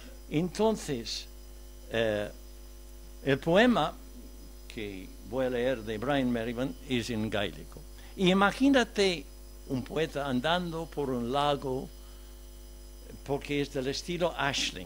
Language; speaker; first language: Spanish; non-native, fluent; English